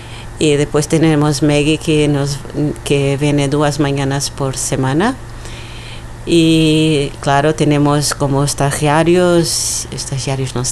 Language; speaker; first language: Spanish; non-native, learner; Portuguese